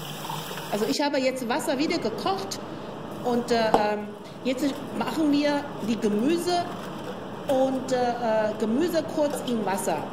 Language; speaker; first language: German; non-native, learner; Chinese